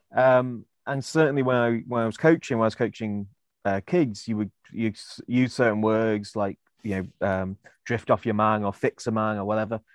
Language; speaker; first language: English; native; English